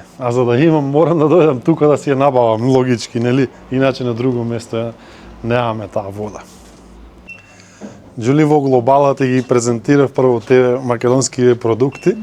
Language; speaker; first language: Macedonian; native; Macedonian